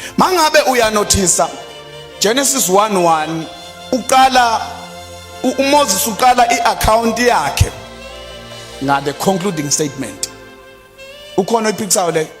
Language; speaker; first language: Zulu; native; Zulu